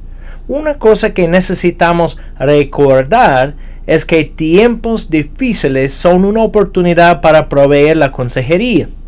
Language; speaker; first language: Spanish; non-native, fluent; English